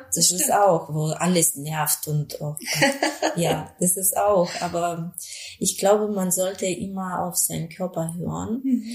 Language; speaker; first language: German; non-native, fluent; Spanish